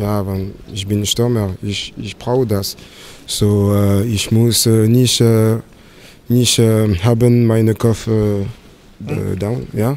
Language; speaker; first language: German; non-native, learner; French